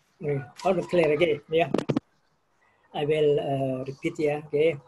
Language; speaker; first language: English; non-native, fluent; Indonesian